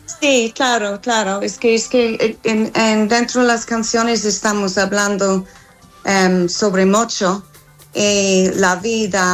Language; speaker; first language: Spanish; non-native, learner; English